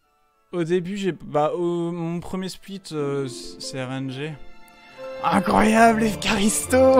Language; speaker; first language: French; native; French